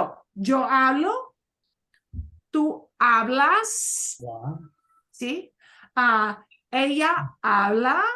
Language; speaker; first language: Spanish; non-native, fluent; English